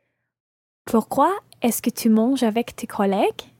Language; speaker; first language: French; non-native, learner; English